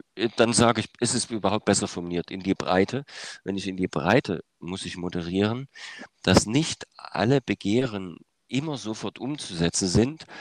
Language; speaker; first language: German; native; German